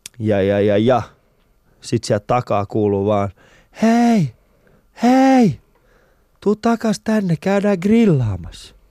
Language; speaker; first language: Finnish; early bilingual, other home language; Persian